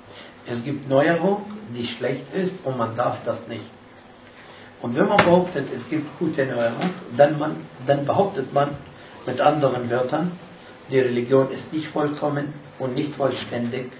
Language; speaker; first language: German; non-native, fluent; Arabic